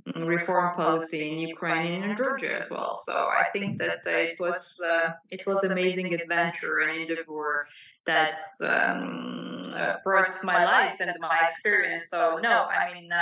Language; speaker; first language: English; non-native, fluent; Georgian